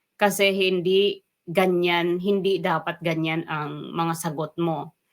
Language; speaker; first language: Filipino; non-native, local second language; Waray